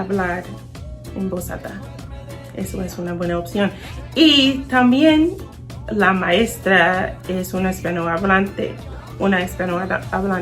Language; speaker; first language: Spanish; non-native, learner; English